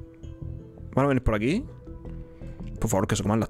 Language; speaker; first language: Spanish; native; Spanish